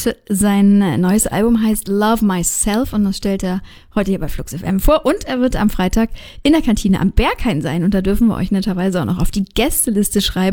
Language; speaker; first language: German; native; German